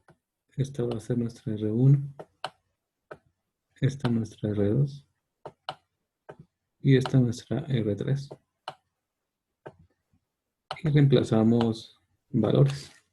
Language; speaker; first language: Spanish; native; Spanish